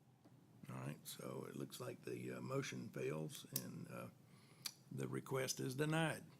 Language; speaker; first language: English; native; English